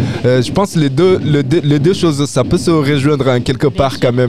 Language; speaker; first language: French; native; French